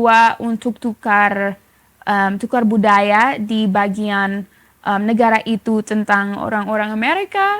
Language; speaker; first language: Indonesian; non-native, fluent; English